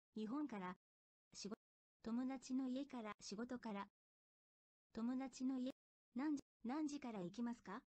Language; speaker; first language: Japanese; non-native, learner; English